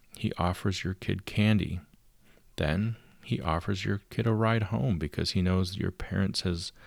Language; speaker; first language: English; native; English